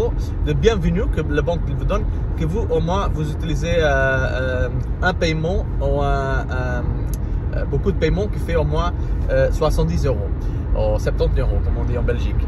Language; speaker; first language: French; non-native, learner; Portuguese